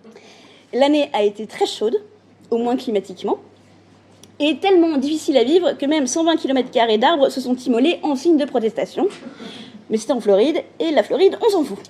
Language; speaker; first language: French; native; French